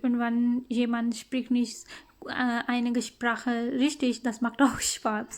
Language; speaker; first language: German; non-native, learner; Urdu